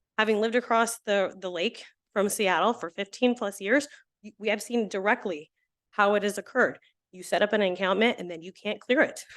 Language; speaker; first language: English; native; English